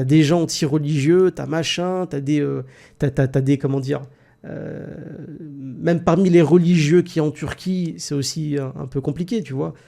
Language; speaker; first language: French; native; French